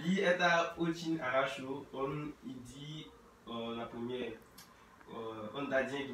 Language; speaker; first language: Russian; non-native, learner; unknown